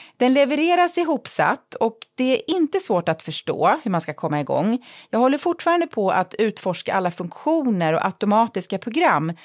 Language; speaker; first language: Swedish; native; Swedish